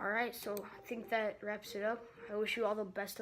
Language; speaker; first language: English; native; English